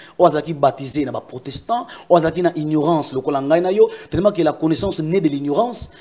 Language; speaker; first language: Lingala; non-native, local second language; Kongo